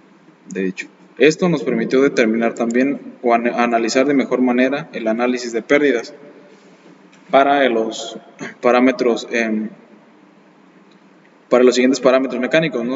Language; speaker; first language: Spanish; native; Spanish